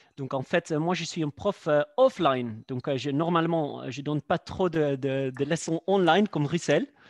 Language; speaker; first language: French; non-native, fluent; Dutch